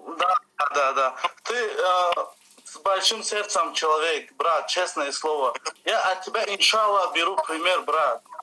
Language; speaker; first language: Russian; non-native, local second language; Tajik